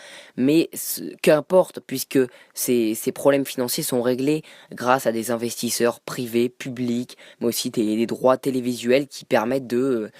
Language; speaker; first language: French; native; French